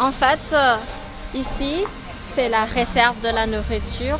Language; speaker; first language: French; non-native, learner; Thai